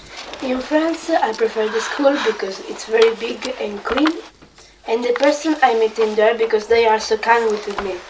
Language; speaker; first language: English; non-native, learner; Italian